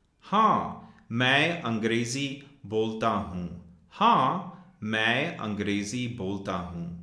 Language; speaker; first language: Hindi; non-native, fluent; English